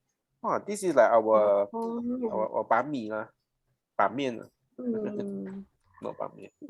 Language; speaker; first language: English; non-native, local second language; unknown